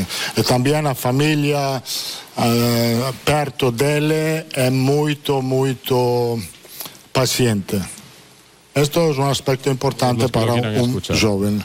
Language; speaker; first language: Spanish; non-native, fluent; Italian